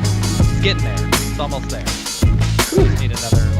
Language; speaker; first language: English; native; English